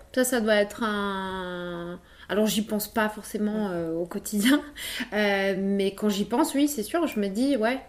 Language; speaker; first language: French; early bilingual, other home language; Polish